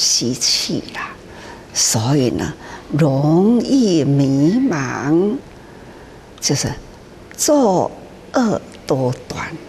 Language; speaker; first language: Chinese; non-native, local second language; Min Nan Chinese